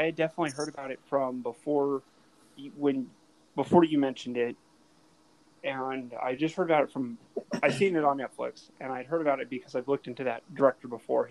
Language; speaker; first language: English; native; English